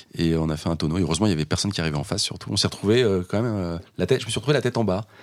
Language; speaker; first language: French; native; French